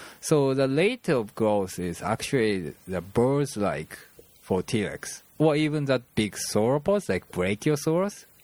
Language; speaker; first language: English; non-native, fluent; Japanese